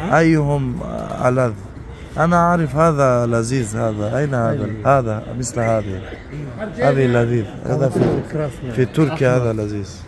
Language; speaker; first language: Arabic; non-native, learner; Tajik